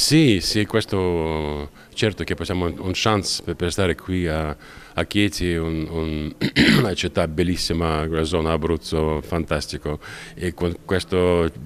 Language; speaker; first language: Italian; non-native, learner; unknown